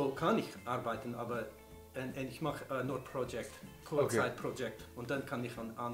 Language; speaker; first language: German; non-native, learner; English